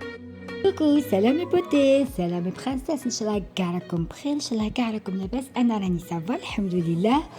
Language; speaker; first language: Arabic; native; Arabic